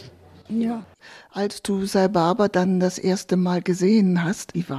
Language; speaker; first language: German; native; German